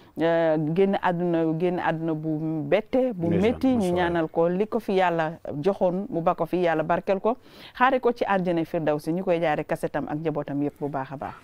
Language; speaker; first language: Wolof; native; Wolof